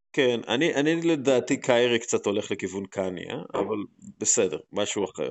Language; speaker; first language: Hebrew; native; Hebrew